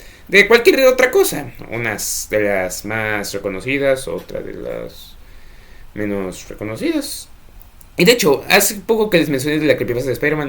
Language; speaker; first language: Spanish; native; Spanish